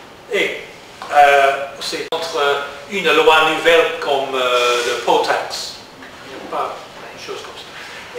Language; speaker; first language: French; non-native, learner; English